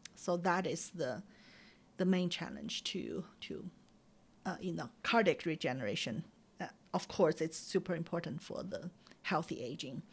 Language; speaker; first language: English; non-native, fluent; Chinese